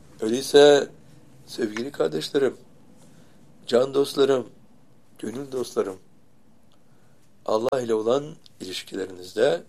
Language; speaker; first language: Turkish; native; Turkish